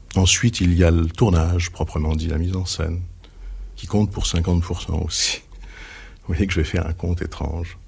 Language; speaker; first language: French; native; French